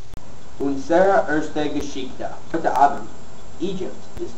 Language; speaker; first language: German; non-native, learner; English